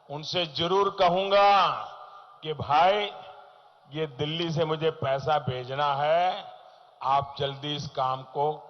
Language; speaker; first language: Hindi; non-native, local second language; Gujarati